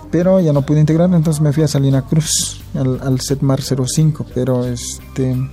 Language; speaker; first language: Spanish; non-native, local second language; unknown